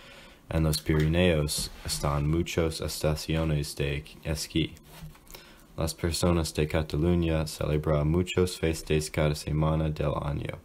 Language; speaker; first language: Spanish; non-native, learner; English